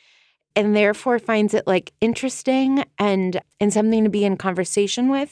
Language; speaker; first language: English; native; English